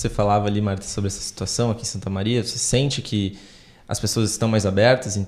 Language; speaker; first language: Portuguese; native; Portuguese